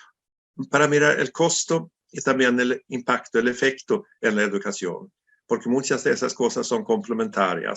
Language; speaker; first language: Spanish; non-native, fluent; Swedish